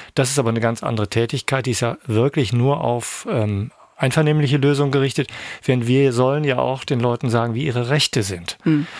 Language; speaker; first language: German; native; German